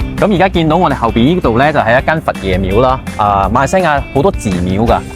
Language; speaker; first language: Cantonese; non-native, local second language; Hakka Chinese